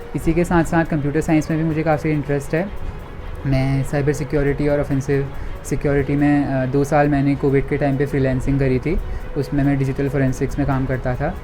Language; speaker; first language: Hindi; native; Hindi